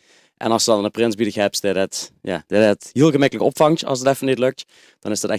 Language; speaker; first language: Dutch; native; Dutch